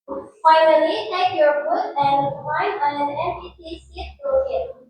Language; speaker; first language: English; non-native, learner; Indonesian